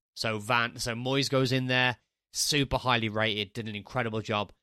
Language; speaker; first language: English; native; English